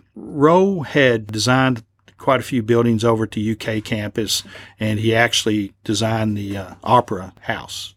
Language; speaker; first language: English; native; English